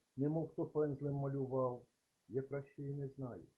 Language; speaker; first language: Ukrainian; native; Ukrainian